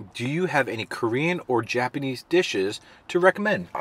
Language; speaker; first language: English; native; English